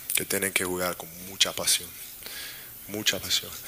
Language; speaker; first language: Spanish; non-native, learner; English